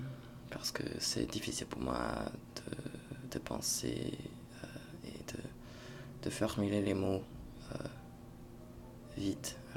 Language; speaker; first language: French; non-native, fluent; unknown